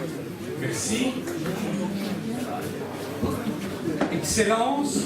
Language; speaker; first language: French; native; French